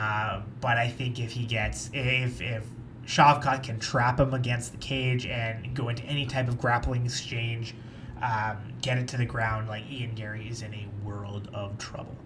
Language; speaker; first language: English; native; English